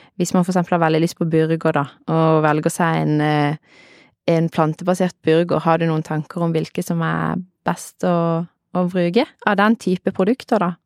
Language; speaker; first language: Norwegian; native; Norwegian